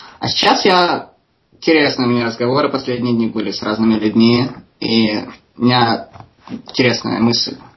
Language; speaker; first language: Russian; native; Russian